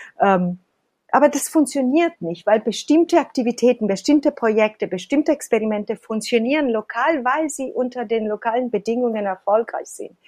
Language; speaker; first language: German; non-native, fluent; Italian